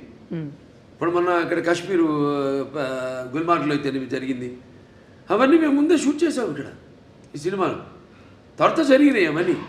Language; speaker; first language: Telugu; native; Telugu